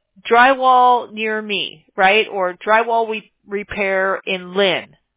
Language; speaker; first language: English; native; English